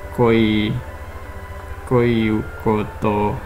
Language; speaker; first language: Japanese; non-native, learner; English